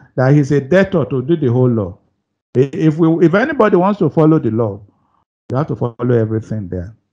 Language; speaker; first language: English; non-native, local second language; Yoruba